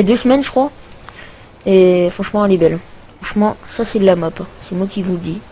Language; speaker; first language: French; native; French